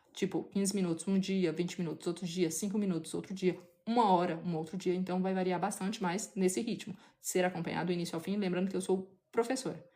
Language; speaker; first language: Portuguese; native; Portuguese